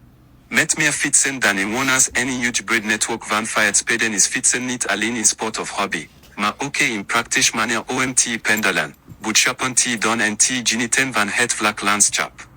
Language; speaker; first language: Dutch; non-native, learner; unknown